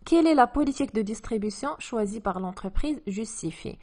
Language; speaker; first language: French; non-native, local second language; Arabic